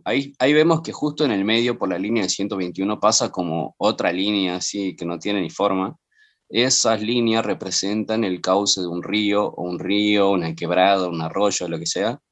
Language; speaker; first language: Spanish; native; Spanish